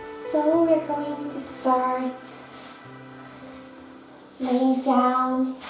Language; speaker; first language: English; non-native, fluent; Norwegian